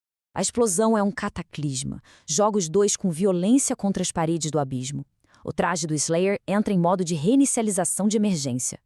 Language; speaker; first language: Portuguese; native; Portuguese